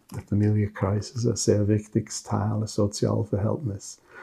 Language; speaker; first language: German; non-native, learner; English